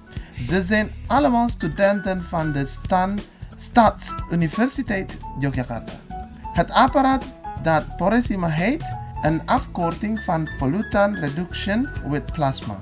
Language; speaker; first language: Dutch; non-native, fluent; Indonesian